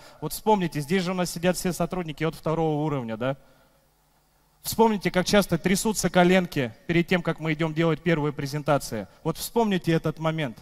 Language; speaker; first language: Russian; native; Russian